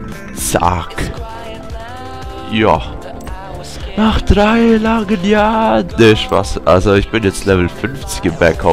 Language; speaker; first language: German; native; German